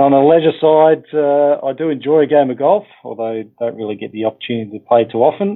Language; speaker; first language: English; native; English